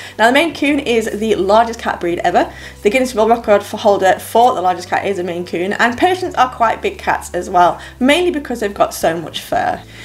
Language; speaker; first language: English; native; English